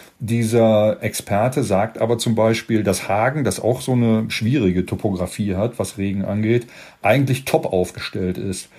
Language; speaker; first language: German; native; German